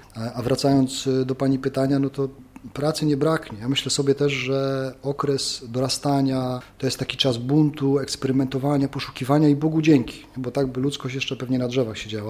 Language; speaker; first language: Polish; native; Polish